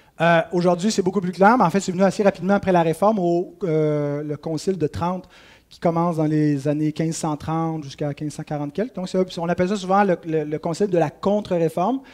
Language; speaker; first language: French; native; French